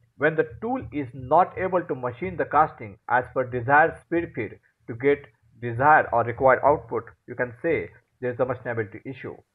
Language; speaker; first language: English; non-native, local second language; Marathi